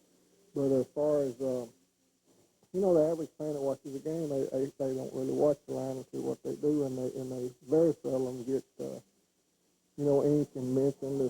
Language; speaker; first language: English; native; English